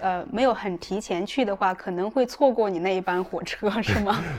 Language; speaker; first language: Chinese; native; Chinese